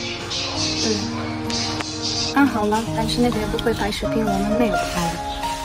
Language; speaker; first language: Chinese; non-native, learner; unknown